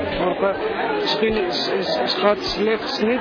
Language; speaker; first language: Dutch; non-native, learner; Kurdish